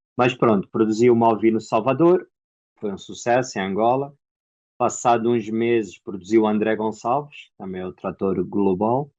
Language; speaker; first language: Portuguese; native; Portuguese